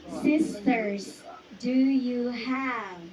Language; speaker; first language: English; non-native, fluent; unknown